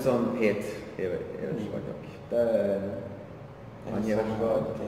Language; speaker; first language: Hungarian; non-native, learner; Swedish